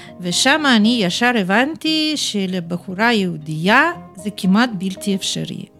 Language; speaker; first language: Hebrew; non-native, fluent; Russian